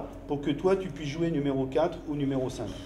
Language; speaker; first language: French; native; French